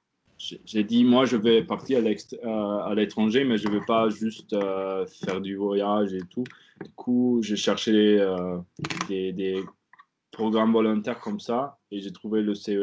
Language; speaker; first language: French; non-native, learner; German